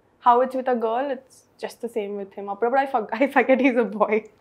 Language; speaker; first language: English; non-native, local second language; Telugu